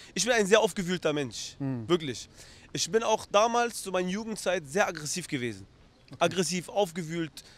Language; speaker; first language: German; early bilingual, other home language; Arabic